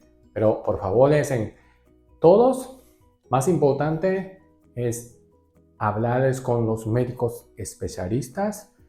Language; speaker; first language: Spanish; non-native, learner; Japanese